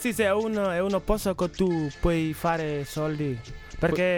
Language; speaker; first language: Italian; non-native, learner; Wolof